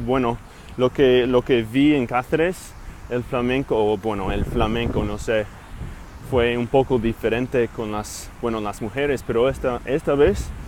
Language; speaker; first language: Spanish; non-native, fluent; English